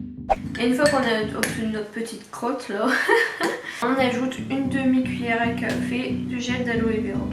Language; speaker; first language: French; native; French